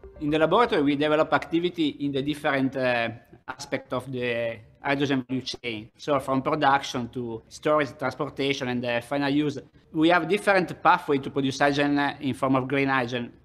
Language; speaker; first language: English; non-native, fluent; Italian